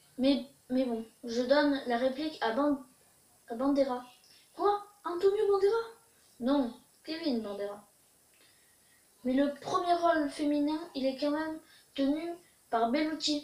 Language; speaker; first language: French; native; French